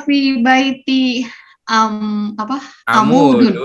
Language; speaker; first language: Arabic; non-native, learner; Indonesian